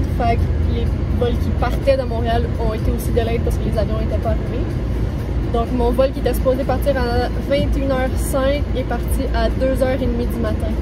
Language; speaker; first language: French; native; French